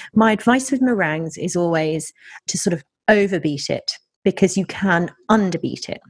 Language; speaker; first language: English; native; English